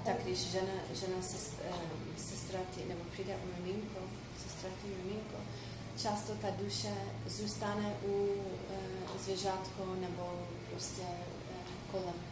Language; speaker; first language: Czech; non-native, fluent; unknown